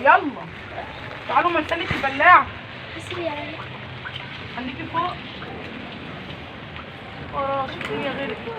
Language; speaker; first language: Arabic; native; Arabic